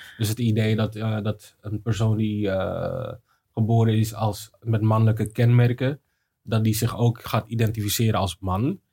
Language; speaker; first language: Dutch; native; Dutch